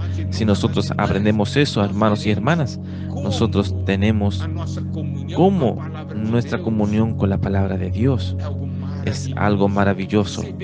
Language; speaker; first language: Spanish; non-native, fluent; Portuguese